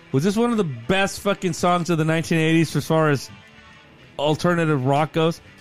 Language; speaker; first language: English; native; English